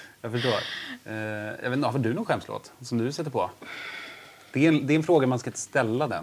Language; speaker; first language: Swedish; native; Swedish